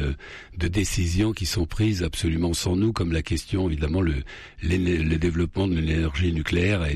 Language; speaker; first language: French; native; French